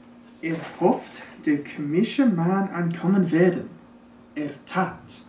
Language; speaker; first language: German; non-native, learner; English